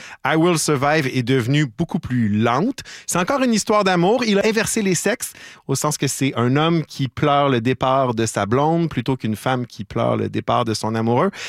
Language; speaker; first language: French; native; French